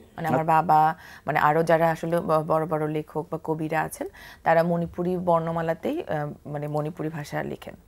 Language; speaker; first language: Bangla; non-native, local second language; Manipuri